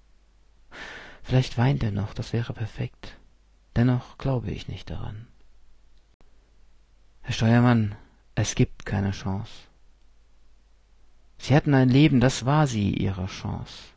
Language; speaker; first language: German; native; German